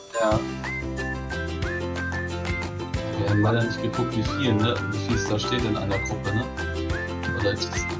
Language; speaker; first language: German; native; German